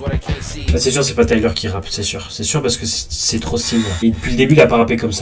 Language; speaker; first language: French; native; French